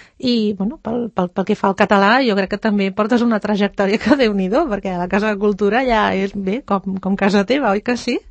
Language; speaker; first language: Catalan; native; Catalan